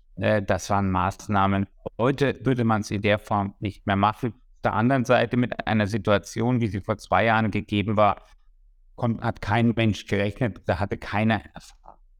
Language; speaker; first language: German; native; German